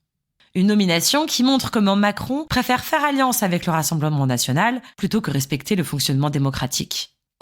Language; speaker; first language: French; native; French